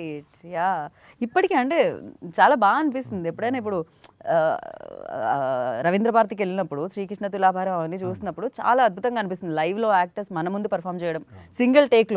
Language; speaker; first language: Telugu; native; Telugu